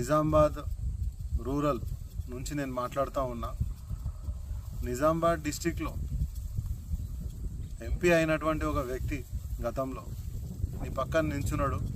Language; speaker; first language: Telugu; native; Telugu